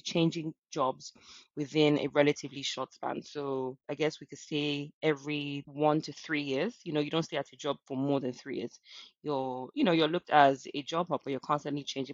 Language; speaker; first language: English; non-native, local second language; Yoruba